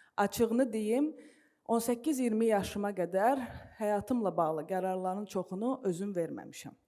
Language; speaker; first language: Azerbaijani; non-native, local second language; Russian